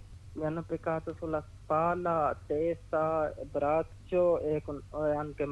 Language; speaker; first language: Italian; non-native, learner; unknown